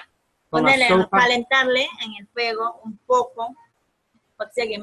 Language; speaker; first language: Spanish; native; Spanish